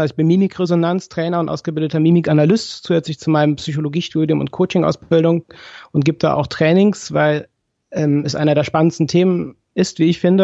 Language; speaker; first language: German; native; German